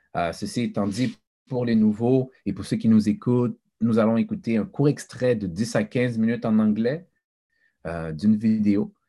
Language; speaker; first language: French; early bilingual, other home language; Haitian Creole